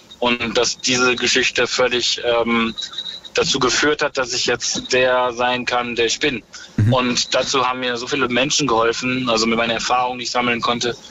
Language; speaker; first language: German; native; German